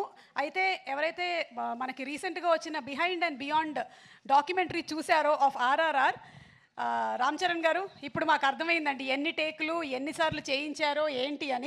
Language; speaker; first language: Telugu; native; Telugu